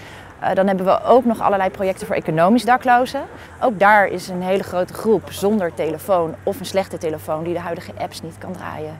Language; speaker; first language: Dutch; native; Dutch